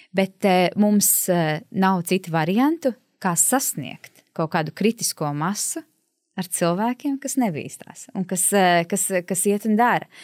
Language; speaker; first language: Latvian; native; Latvian